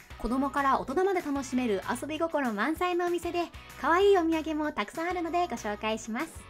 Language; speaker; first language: Japanese; early bilingual, heritage; Japanese